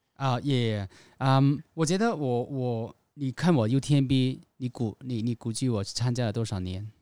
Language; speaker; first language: Chinese; non-native, fluent; Cantonese